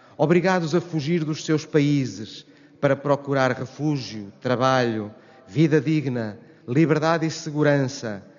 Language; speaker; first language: Portuguese; native; Portuguese